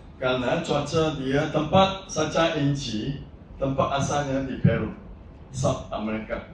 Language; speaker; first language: Malay; non-native, local second language; Chinese